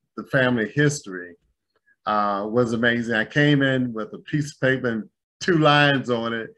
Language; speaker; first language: English; native; English